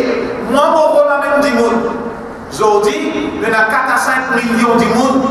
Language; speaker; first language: French; non-native, local second language; Morisyen